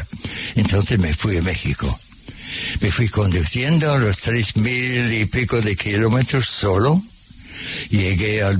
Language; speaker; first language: Spanish; non-native, fluent; English